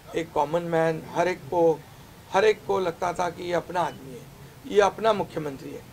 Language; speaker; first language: Hindi; non-native, local second language; Marathi